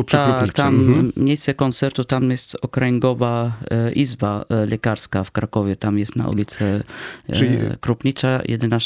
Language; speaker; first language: Polish; non-native, fluent; Arabic